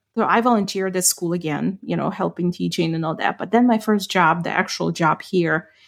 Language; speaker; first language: English; non-native, fluent; Ukrainian